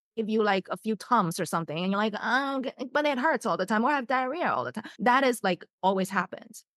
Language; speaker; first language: English; non-native, fluent; Chinese